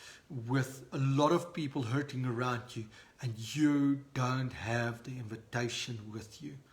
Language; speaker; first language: English; non-native, local second language; Afrikaans